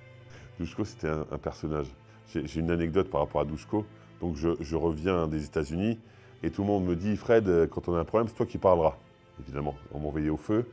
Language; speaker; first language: French; native; French